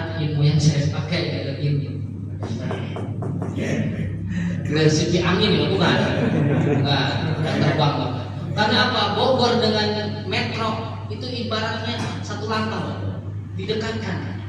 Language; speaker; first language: Indonesian; native; Indonesian